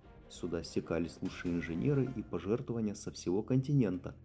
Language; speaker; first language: Russian; native; Russian